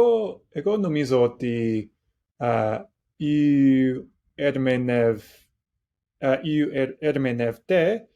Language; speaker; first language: Greek; non-native, learner; English